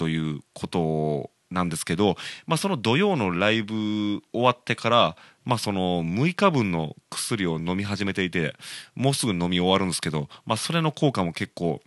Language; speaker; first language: Japanese; native; Japanese